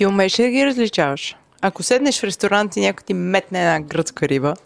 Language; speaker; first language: Bulgarian; native; Bulgarian